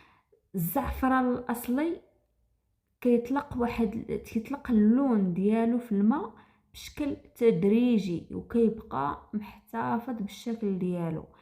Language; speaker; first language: Arabic; native; Arabic